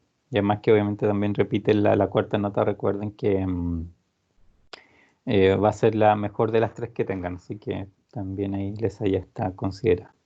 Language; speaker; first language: Spanish; native; Spanish